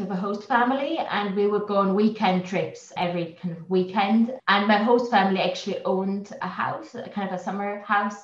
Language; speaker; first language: English; non-native, fluent; German